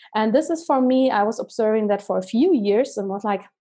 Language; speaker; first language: English; non-native, fluent; German